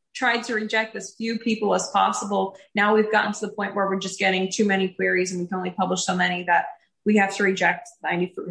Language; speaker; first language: English; native; English